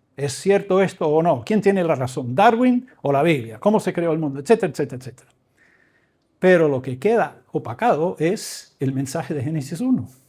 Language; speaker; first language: Spanish; early bilingual, other home language; English